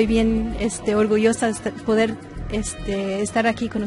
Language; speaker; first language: Spanish; early bilingual, heritage; English